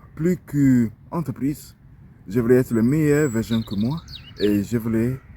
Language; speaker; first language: French; non-native, learner; English